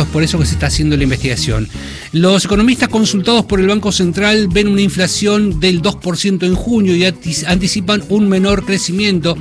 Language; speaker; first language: Spanish; native; Spanish